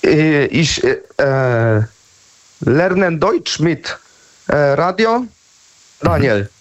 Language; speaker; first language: German; non-native, learner; Polish